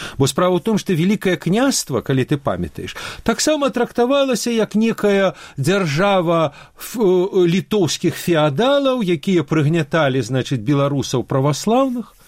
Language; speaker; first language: Belarusian; non-native, local second language; Russian